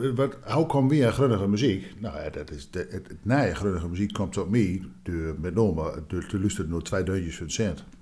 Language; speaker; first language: Dutch; non-native, local second language; Low German